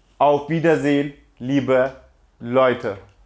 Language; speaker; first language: German; non-native, fluent; Turkish